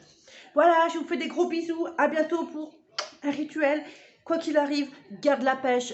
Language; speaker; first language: French; native; French